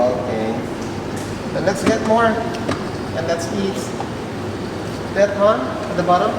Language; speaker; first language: English; non-native, local second language; Filipino